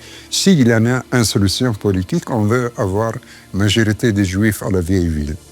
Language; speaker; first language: French; non-native, fluent; Arabic